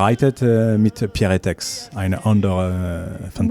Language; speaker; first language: German; non-native, learner; French